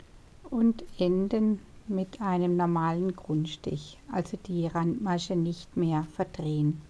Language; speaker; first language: German; native; German